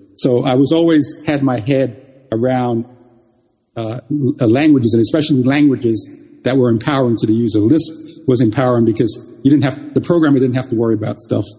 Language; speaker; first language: English; early bilingual, other home language; Jamaican Creole English